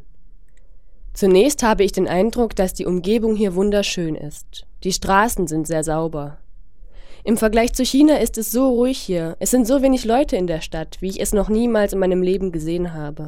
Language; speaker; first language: German; non-native, fluent; Chinese